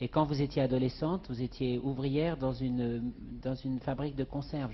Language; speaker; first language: French; native; French